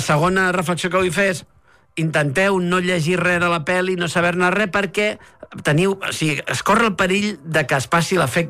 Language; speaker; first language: Catalan; native; Catalan